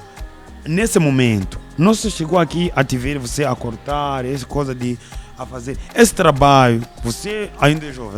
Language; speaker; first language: Portuguese; non-native, learner; Kinyarwanda